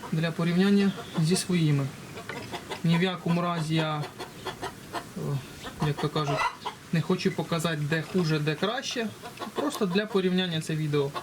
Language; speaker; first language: Ukrainian; native; Ukrainian